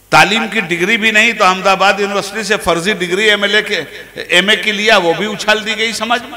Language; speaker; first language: Urdu; native; Urdu